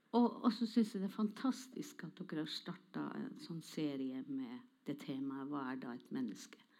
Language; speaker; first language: Norwegian; non-native, local second language; Northern Sami